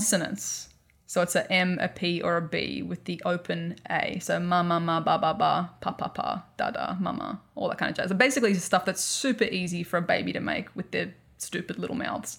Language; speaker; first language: English; native; English